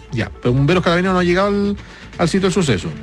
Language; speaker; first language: Spanish; native; Spanish